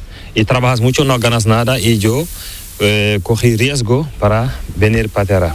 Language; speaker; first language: Spanish; non-native, learner; Fula